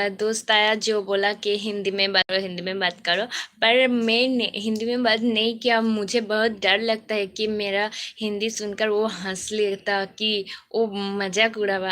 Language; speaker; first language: Hindi; non-native, local second language; Bangla